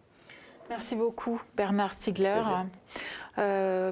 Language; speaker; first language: French; native; French